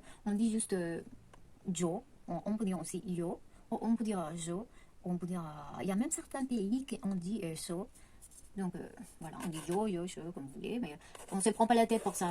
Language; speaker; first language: French; non-native, fluent; Spanish